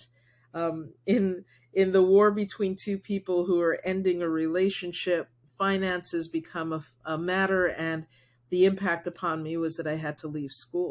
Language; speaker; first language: English; early bilingual, other home language; Spanish